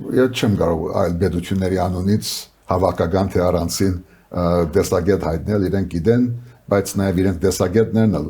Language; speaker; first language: Armenian; early bilingual, heritage; Armenian